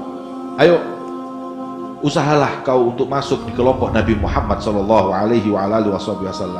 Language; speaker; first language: Indonesian; native; Indonesian